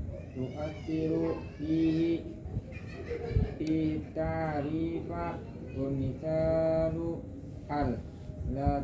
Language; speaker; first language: Arabic; non-native, learner; Banjar